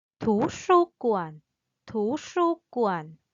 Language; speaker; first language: Chinese; non-native, learner; Thai